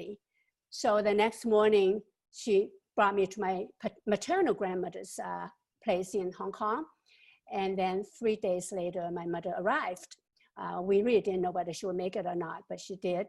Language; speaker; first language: English; non-native, local second language; Wu Chinese